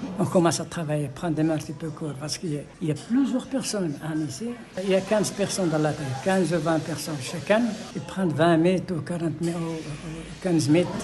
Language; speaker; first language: French; non-native, learner; Arabic